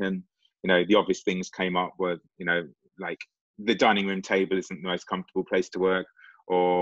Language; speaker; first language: English; native; English